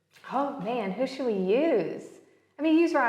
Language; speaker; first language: English; native; English